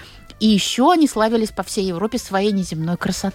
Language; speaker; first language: Russian; native; Russian